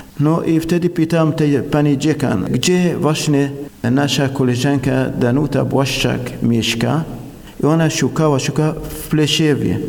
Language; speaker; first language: Polish; non-native, fluent; Arabic